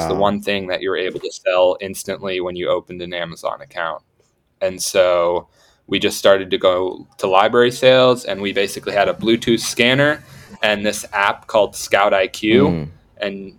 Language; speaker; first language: English; native; English